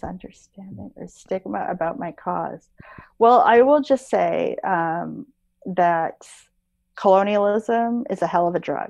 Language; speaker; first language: English; native; English